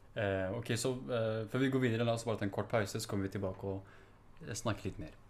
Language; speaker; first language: Norwegian; early bilingual, other home language; Arabic